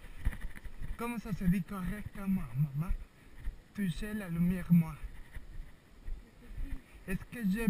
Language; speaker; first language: French; non-native, learner; Spanish